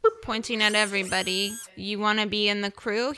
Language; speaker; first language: English; native; English